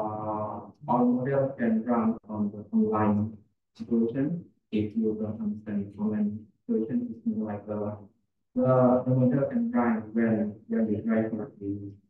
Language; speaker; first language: English; non-native, fluent; Indonesian